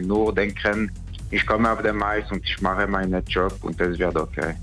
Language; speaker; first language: German; non-native, learner; French